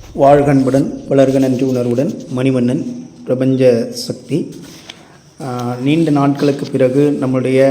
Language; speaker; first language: Tamil; native; Tamil